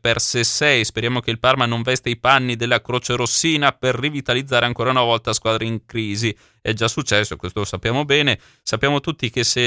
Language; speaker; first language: Italian; native; Italian